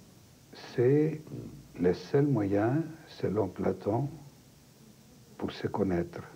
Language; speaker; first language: French; non-native, fluent; Greek